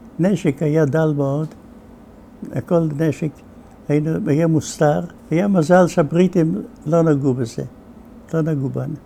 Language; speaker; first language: Hebrew; non-native, fluent; Yiddish